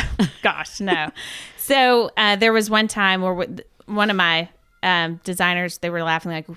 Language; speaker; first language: English; native; English